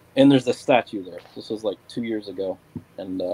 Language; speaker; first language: English; native; English